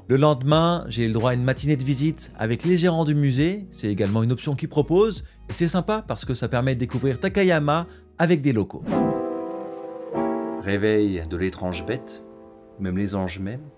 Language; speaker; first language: French; native; French